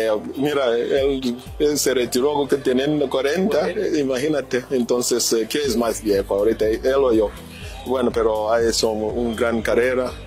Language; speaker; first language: Spanish; non-native, fluent; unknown